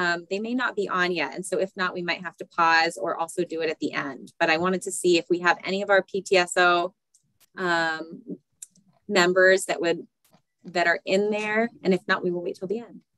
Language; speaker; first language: English; native; English